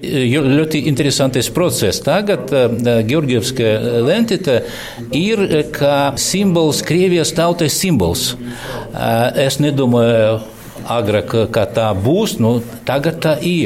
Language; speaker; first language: Latvian; non-native, local second language; Russian